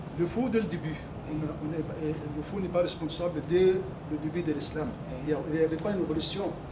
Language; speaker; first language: French; non-native, fluent; Arabic